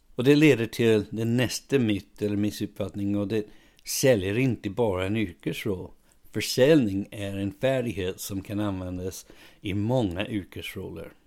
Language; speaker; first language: Swedish; non-native, fluent; English